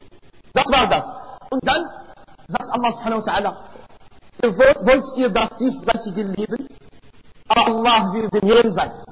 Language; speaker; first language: German; non-native, fluent; Arabic